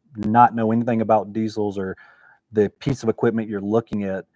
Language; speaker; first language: English; native; English